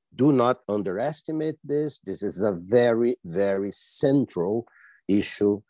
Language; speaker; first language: English; non-native, fluent; Portuguese